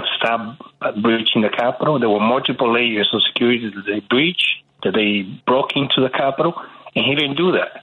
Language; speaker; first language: English; early bilingual, other home language; Spanish